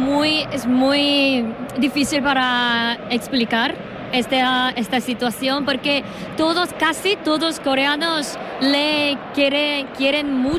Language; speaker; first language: Spanish; non-native, fluent; Korean